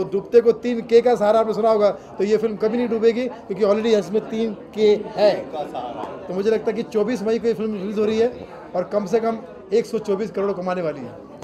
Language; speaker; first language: Hindi; native; Hindi